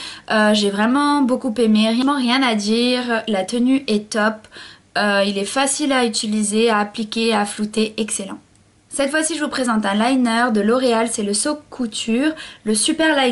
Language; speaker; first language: French; native; French